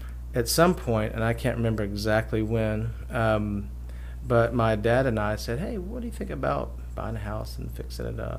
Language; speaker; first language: English; native; English